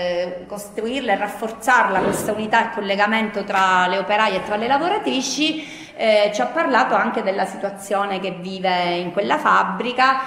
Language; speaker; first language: Italian; native; Italian